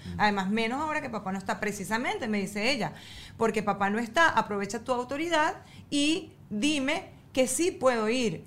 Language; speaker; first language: Spanish; native; Spanish